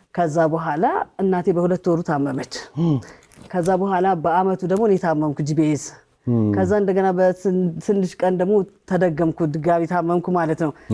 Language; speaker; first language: Amharic; native; Amharic